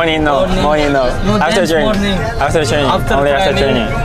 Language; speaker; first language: English; non-native, learner; Japanese